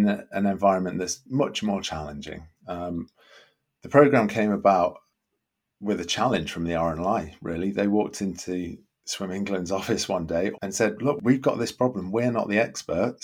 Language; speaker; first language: English; native; English